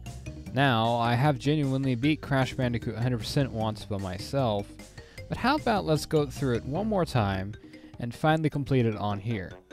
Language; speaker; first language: English; native; English